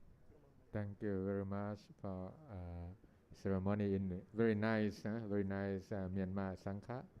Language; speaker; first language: English; non-native, learner; Thai